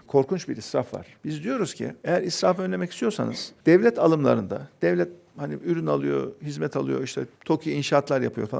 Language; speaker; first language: Turkish; native; Turkish